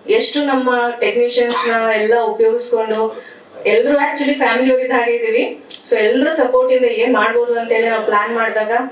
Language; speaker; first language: Kannada; native; Kannada